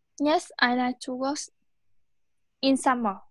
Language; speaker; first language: English; non-native, learner; Vietnamese